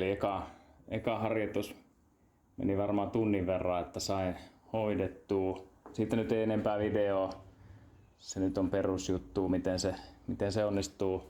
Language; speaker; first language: Finnish; native; Finnish